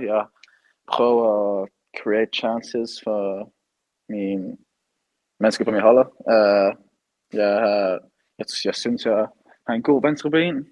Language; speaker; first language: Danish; early bilingual, heritage; English